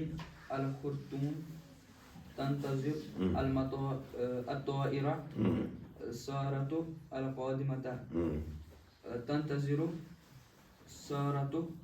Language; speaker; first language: Arabic; non-native, learner; Kashmiri